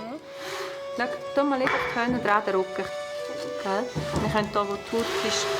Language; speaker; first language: German; native; German